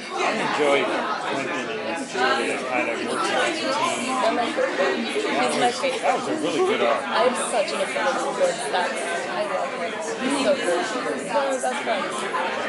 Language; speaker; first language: English; native; English